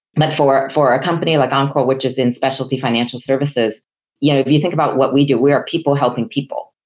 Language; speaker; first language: English; non-native, local second language; Chinese